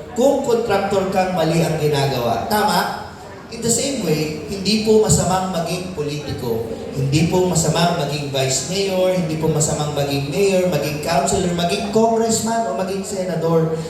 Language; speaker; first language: Filipino; non-native, local second language; Pangasinan